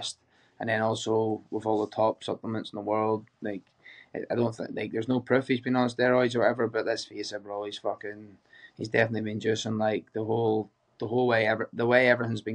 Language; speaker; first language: English; native; English